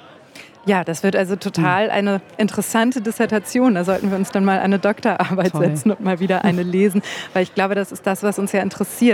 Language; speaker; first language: German; native; German